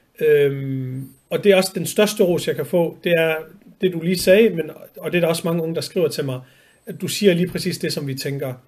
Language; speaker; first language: Danish; early bilingual, other home language; Arabic